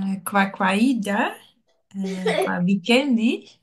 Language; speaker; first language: Swahili; non-native, learner; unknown